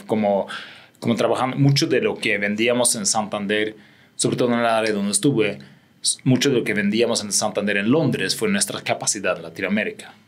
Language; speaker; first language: Spanish; non-native, fluent; Swedish